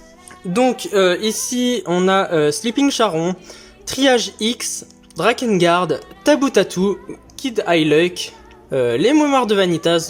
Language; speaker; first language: French; native; French